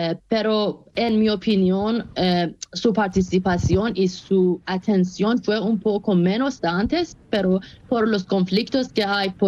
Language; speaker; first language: Spanish; non-native, fluent; Persian